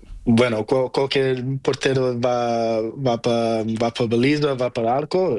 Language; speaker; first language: Spanish; non-native, learner; Portuguese